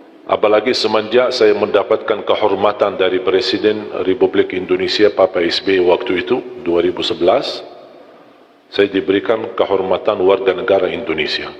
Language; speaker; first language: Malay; non-native, fluent; Arabic